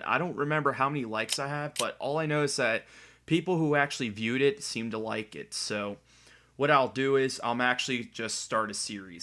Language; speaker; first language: English; native; English